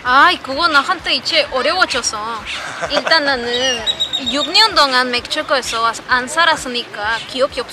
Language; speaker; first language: Korean; non-native, learner; Spanish